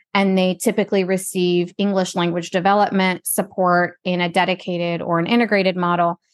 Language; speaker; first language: English; native; English